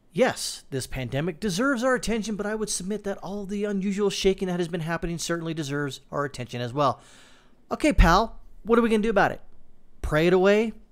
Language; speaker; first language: English; native; English